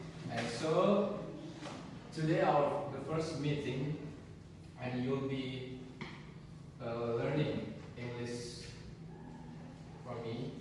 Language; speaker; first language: English; non-native, learner; Indonesian